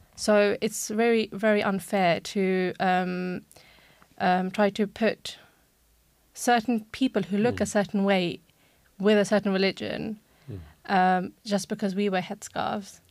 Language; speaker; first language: Icelandic; non-native, learner; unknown